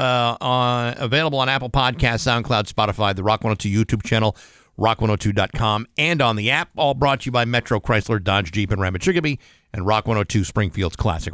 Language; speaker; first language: English; native; English